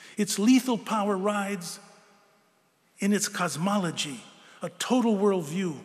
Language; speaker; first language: English; native; English